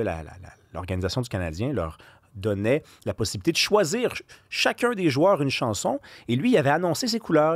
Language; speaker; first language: French; native; French